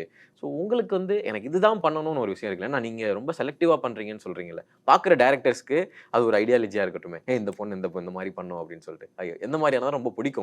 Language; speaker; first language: Tamil; native; Tamil